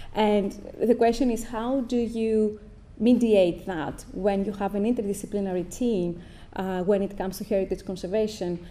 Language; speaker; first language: English; non-native, fluent; Greek